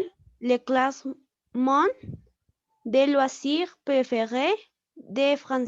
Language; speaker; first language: French; non-native, learner; Spanish